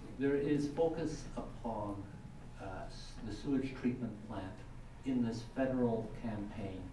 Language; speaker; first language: English; native; English